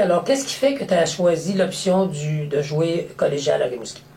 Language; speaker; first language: French; native; French